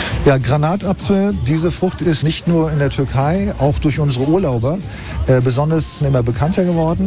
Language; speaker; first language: German; non-native, fluent; Turkish